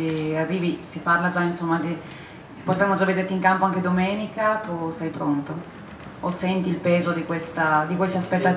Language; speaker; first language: Italian; native; Italian